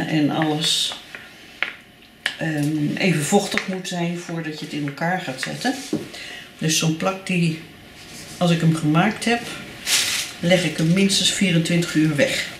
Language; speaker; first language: Dutch; native; Dutch